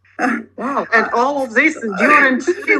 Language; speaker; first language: English; non-native, learner; Russian